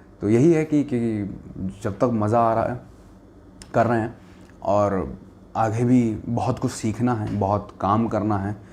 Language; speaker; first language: Hindi; native; Hindi